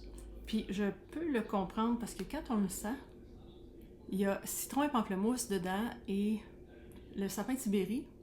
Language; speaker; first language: French; native; French